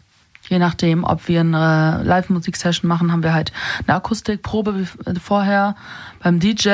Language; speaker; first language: German; native; German